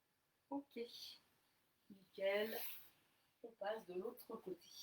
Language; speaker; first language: French; native; French